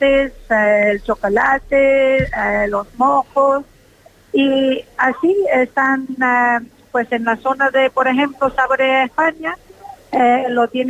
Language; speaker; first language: Spanish; non-native, fluent; English